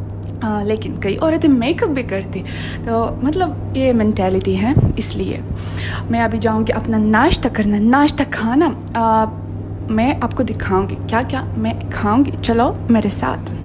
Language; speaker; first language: Hindi; non-native, fluent; Russian